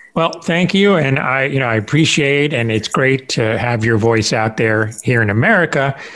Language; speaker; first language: English; early bilingual, other home language; Spanish